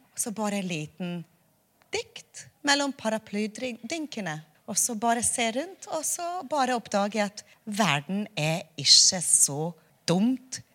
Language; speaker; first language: Norwegian; non-native, fluent; Hungarian